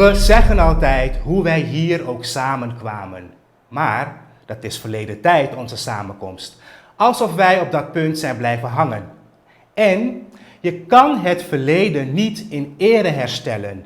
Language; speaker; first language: Dutch; native; Dutch